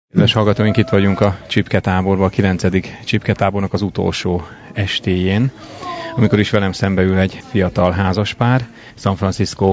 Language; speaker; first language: Hungarian; native; Hungarian